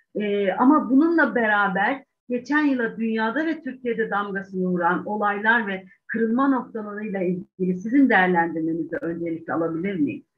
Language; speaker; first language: Turkish; native; Turkish